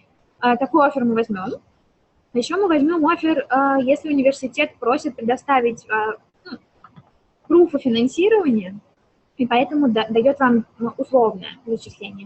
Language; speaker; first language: Russian; native; Russian